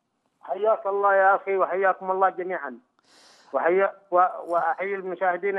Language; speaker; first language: Arabic; native; Arabic